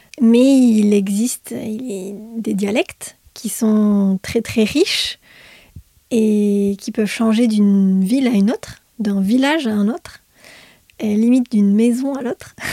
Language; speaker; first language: French; native; French